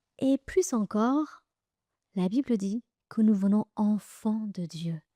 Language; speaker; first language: French; early bilingual, other home language; Persian